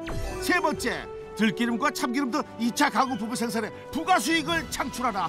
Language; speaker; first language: Korean; native; Korean